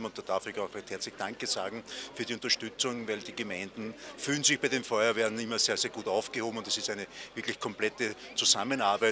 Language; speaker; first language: German; native; German